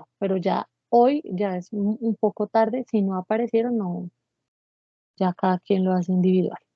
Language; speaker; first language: Spanish; native; Spanish